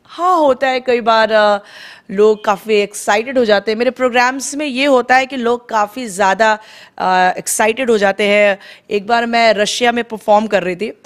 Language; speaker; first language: Hindi; native; Hindi